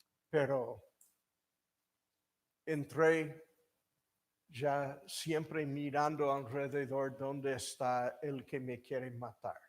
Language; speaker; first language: Spanish; non-native, fluent; English